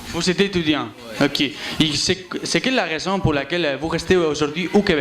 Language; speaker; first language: French; non-native, fluent; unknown